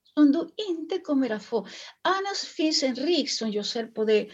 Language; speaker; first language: Swedish; non-native, fluent; Spanish